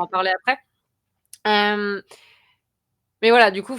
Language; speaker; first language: French; native; French